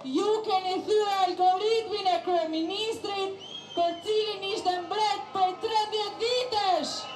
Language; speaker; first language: Albanian; native; Albanian